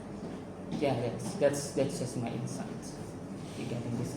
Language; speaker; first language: English; non-native, fluent; Indonesian